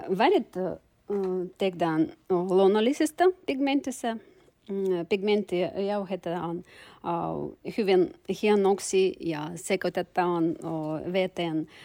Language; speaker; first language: Finnish; non-native, learner; Russian